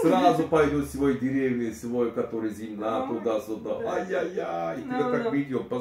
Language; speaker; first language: Russian; non-native, learner; Turkish